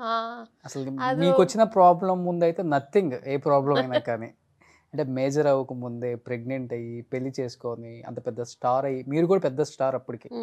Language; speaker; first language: Telugu; native; Telugu